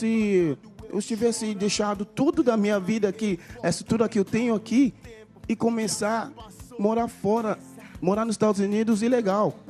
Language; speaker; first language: Portuguese; non-native, fluent; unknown